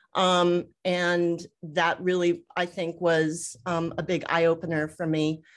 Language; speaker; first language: English; native; English